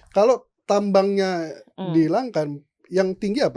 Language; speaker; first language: Indonesian; native; Indonesian